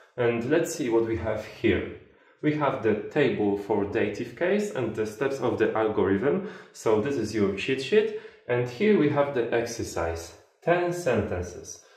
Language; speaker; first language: English; non-native, fluent; Polish